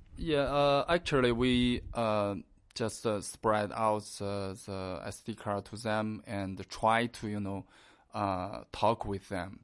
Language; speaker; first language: English; non-native, learner; Chinese